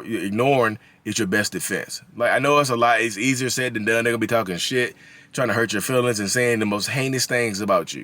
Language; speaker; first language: English; native; English